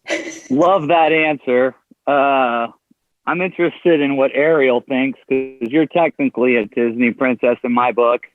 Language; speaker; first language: English; native; English